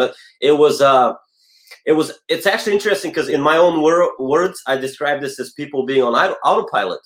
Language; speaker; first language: English; non-native, fluent; Bulgarian